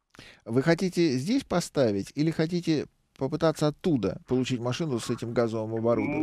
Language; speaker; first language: Russian; native; Russian